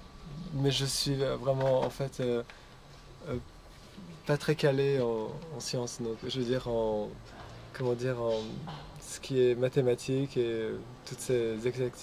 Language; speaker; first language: French; native; French